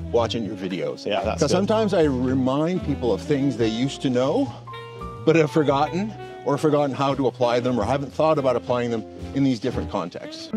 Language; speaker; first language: English; native; English